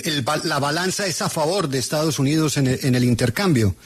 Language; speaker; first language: Spanish; native; Spanish